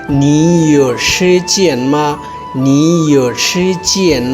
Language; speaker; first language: Chinese; non-native, learner; Bangla